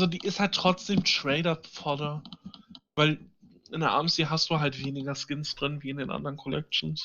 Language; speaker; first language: German; native; German